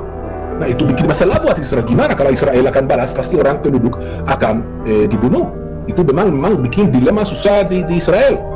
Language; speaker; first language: Indonesian; non-native, fluent; Hebrew